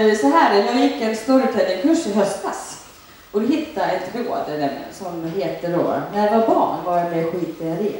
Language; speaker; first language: Swedish; early bilingual, other home language; Finnish